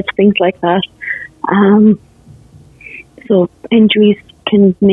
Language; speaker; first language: English; native; English